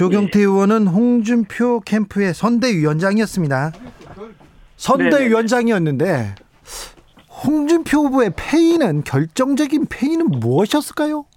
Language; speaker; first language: Korean; native; Korean